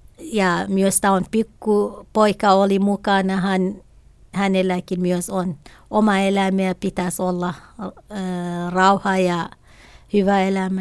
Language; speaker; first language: Finnish; non-native, learner; Kurdish